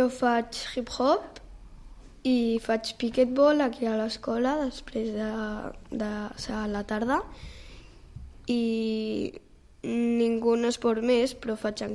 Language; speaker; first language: Catalan; non-native, local second language; Spanish